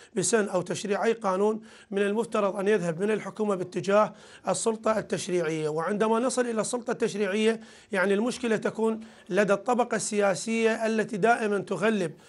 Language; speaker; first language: Arabic; native; Arabic